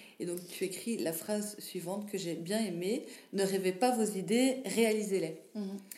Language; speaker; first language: French; native; French